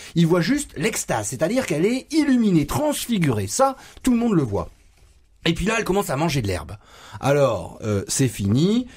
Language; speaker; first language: French; native; French